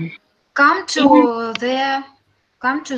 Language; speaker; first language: English; non-native, learner; Russian